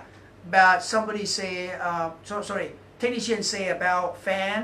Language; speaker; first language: English; non-native, learner; Thai